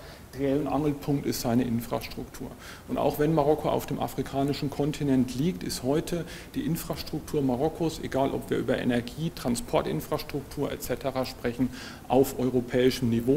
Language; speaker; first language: German; native; German